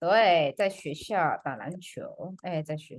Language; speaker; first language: Chinese; non-native, fluent; Indonesian